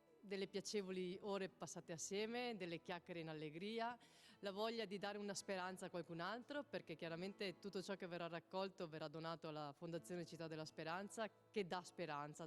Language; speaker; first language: Italian; native; Italian